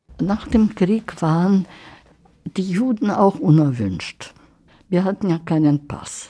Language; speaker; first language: German; early bilingual, heritage; German